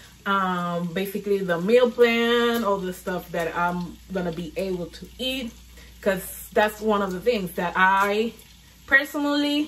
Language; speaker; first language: English; non-native, fluent; Spanish